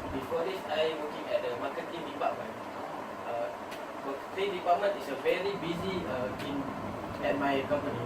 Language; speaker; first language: English; non-native, learner; Malay